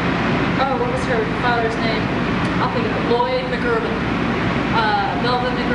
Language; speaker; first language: English; native; English